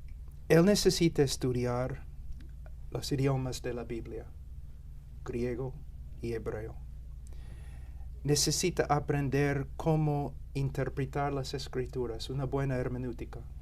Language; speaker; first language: Spanish; non-native, fluent; English